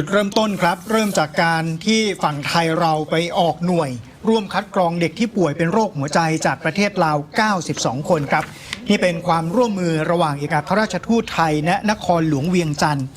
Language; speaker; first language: Thai; native; Thai